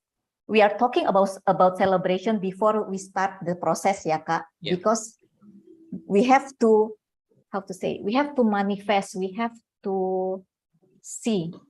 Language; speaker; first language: English; non-native, fluent; Indonesian